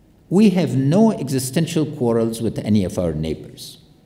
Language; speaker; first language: English; non-native, fluent; Pashto